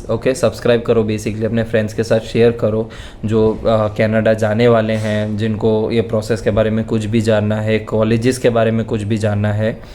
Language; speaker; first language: Hindi; non-native, local second language; Gujarati